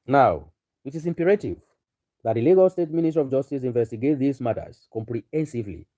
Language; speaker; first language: English; non-native, local second language; Yoruba